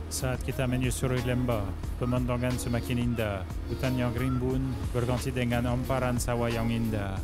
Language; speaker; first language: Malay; non-native, learner; French